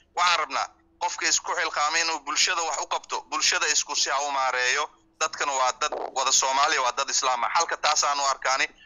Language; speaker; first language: Somali; non-native, local second language; Swahili